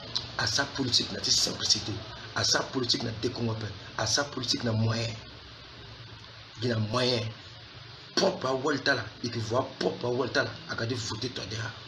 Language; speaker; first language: French; non-native, local second language; Sango